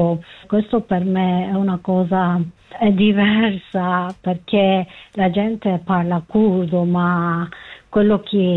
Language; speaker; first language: Italian; non-native, fluent; Kurdish